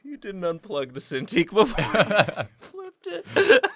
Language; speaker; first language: English; native; English